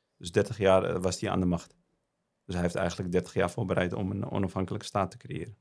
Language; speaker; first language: Dutch; non-native, fluent; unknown